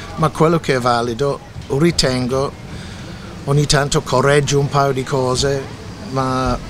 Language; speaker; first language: Italian; non-native, fluent; English